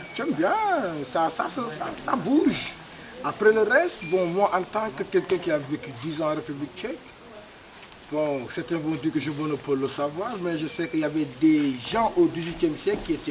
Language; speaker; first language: French; non-native, local second language; Wolof